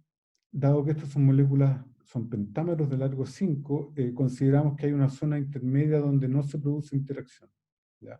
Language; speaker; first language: Spanish; native; Spanish